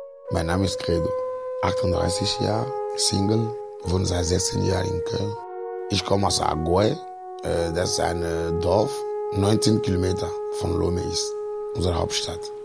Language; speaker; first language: German; non-native, fluent; Ewe